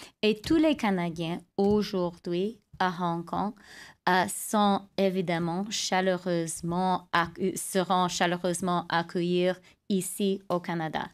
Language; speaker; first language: French; non-native, fluent; English